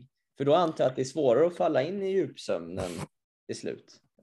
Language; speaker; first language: Swedish; native; Swedish